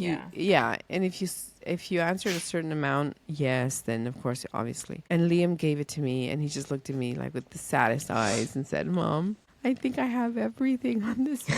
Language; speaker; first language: English; early bilingual, other home language; Spanish